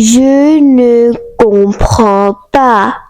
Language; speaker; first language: French; non-native, learner; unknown